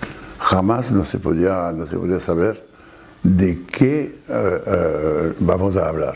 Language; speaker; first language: Spanish; non-native, fluent; French